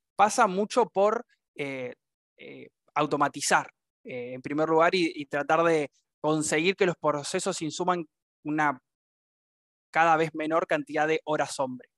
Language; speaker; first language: Spanish; native; Spanish